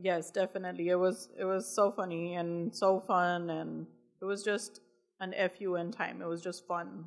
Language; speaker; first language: English; native; English